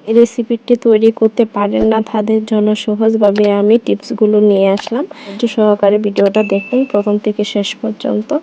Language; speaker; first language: Bangla; native; Bangla